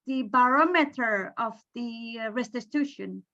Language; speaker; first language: English; non-native, fluent; Indonesian